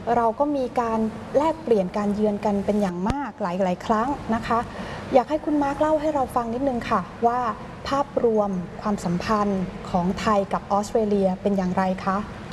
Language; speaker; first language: Thai; native; Thai